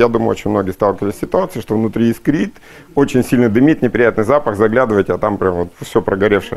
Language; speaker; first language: Russian; native; Russian